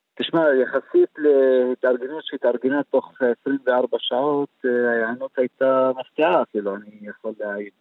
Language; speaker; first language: Hebrew; non-native, local second language; Arabic